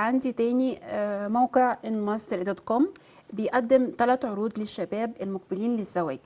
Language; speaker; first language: Arabic; native; Arabic